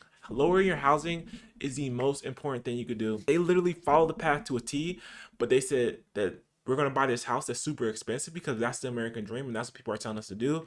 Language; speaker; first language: English; native; English